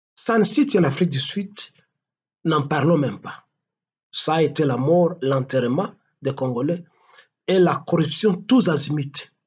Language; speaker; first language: French; non-native, local second language; Swahili